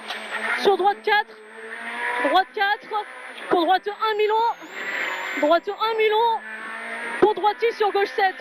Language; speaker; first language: French; native; French